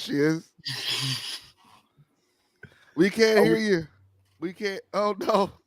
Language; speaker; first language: English; native; English